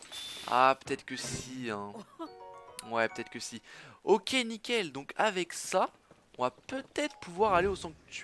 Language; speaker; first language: French; native; French